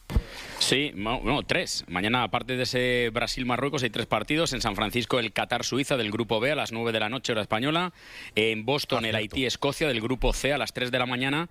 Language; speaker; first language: Spanish; native; Spanish